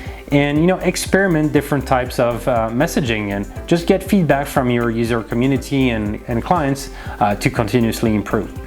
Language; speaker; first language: English; non-native, fluent; French